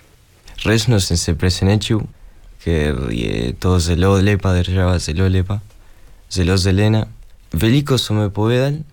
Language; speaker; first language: Slovenian; early bilingual, heritage; Spanish